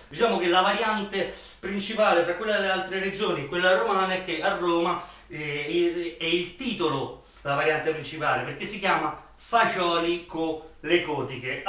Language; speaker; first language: Italian; native; Italian